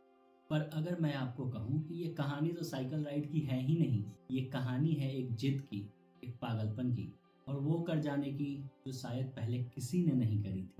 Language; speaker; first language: Hindi; native; Hindi